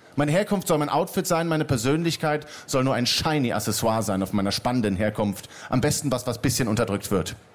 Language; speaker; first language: German; native; German